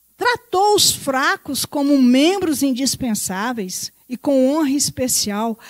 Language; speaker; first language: Portuguese; native; Portuguese